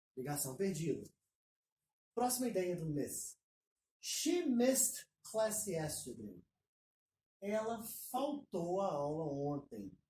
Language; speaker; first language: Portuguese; native; Portuguese